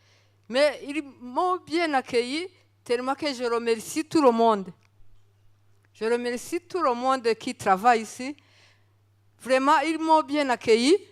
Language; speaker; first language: French; non-native, local second language; Kinyarwanda